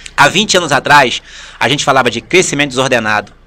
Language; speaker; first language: Portuguese; native; Portuguese